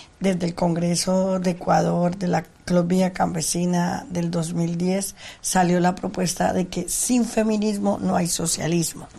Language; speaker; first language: Spanish; native; Spanish